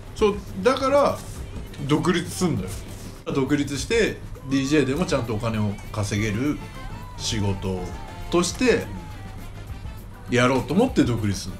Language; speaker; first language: Japanese; native; Japanese